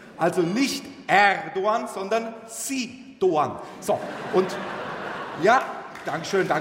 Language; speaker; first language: German; early bilingual, other home language; Turkish